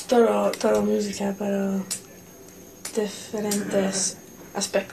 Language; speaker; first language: Spanish; non-native, learner; English